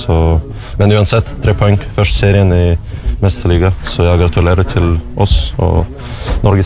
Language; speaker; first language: Norwegian; non-native, learner; Russian